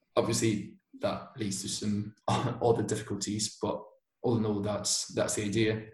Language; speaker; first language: English; non-native, fluent; Spanish